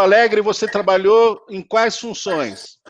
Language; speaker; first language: Portuguese; native; Portuguese